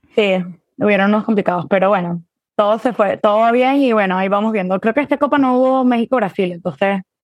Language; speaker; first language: Spanish; early bilingual, heritage; Spanish